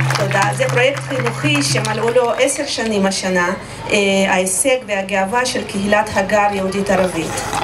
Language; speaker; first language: Hebrew; non-native, fluent; Russian